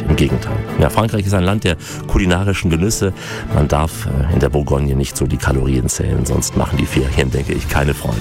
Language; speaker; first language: German; native; German